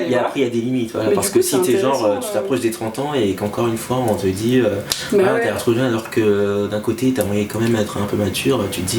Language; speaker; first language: French; native; French